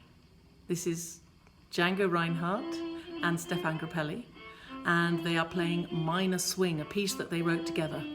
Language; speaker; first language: English; native; English